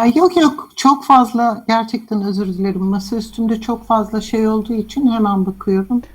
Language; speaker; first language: Turkish; native; Turkish